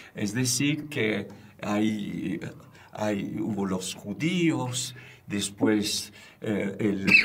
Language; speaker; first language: Spanish; non-native, fluent; French